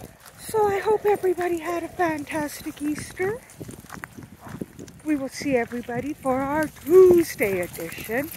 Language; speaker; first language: English; native; English